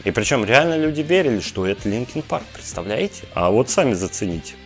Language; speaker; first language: Russian; native; Russian